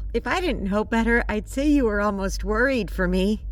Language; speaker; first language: English; early bilingual, other home language; Spanish